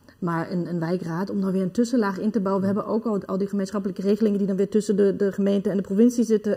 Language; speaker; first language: Dutch; non-native, fluent; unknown